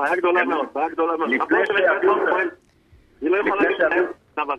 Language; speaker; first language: Hebrew; native; Hebrew